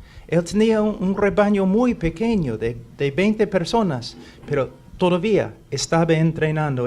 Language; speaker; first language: Spanish; non-native, fluent; English